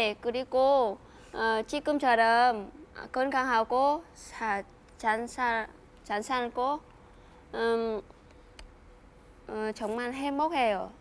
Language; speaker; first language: Korean; non-native, learner; Vietnamese